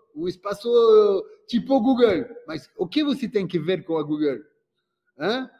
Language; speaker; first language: Portuguese; non-native, fluent; French